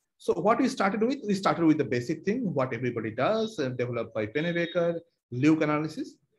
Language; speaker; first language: English; non-native, local second language; Bangla